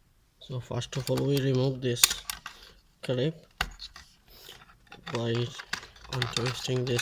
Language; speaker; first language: English; non-native, fluent; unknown